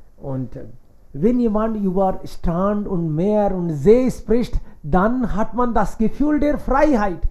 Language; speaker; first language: German; non-native, fluent; Hindi